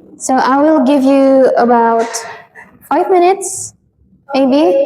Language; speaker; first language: English; non-native, fluent; Indonesian